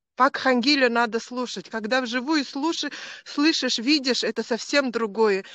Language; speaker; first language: Russian; native; Russian